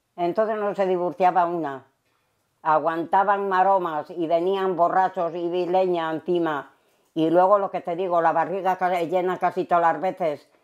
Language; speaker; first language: Spanish; native; Spanish